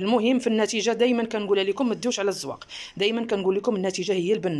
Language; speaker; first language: Arabic; native; Arabic